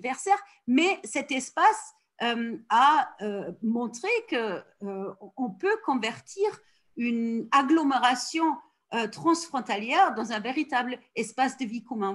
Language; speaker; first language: French; non-native, fluent; German